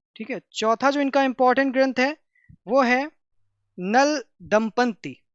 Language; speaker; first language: Hindi; native; Hindi